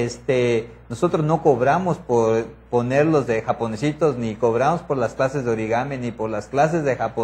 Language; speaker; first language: Spanish; native; Spanish